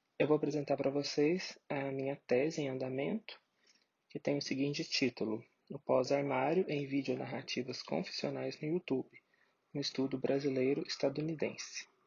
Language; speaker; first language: Portuguese; native; Portuguese